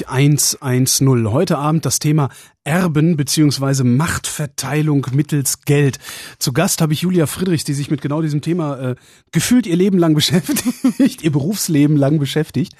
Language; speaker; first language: German; native; German